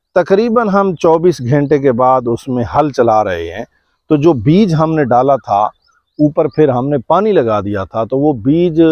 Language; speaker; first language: Urdu; non-native, local second language; Saraiki